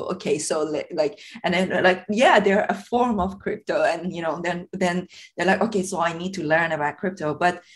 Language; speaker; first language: English; non-native, fluent; Persian